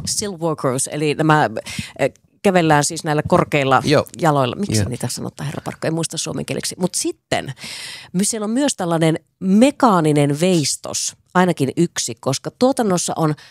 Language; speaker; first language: Finnish; native; Finnish